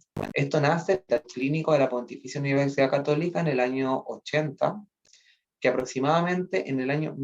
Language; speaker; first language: Spanish; native; Spanish